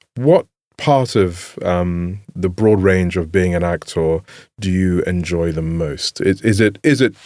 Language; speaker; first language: English; native; English